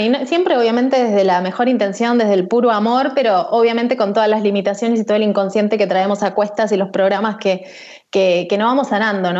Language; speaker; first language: Spanish; native; Spanish